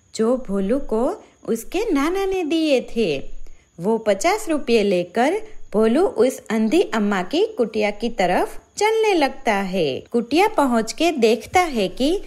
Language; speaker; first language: Hindi; native; Hindi